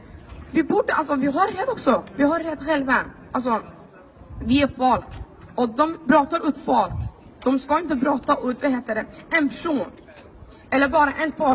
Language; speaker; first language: Swedish; non-native, fluent; Somali